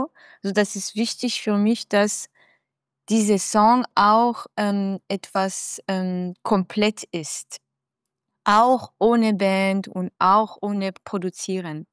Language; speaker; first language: German; non-native, learner; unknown